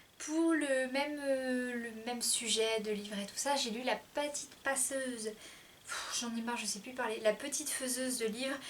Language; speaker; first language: French; native; French